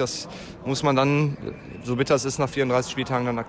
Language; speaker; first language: German; native; German